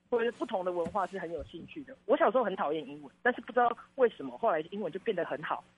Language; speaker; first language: Chinese; native; Chinese